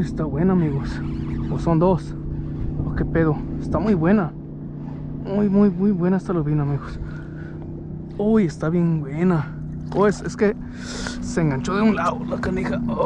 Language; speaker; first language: Spanish; native; Spanish